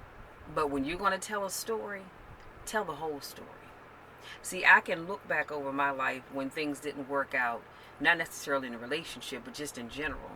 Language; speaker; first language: English; native; English